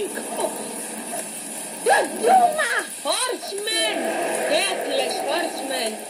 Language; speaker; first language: German; non-native, learner; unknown